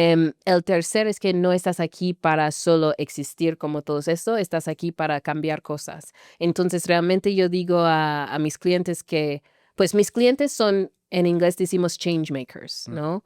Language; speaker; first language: Spanish; non-native, fluent; English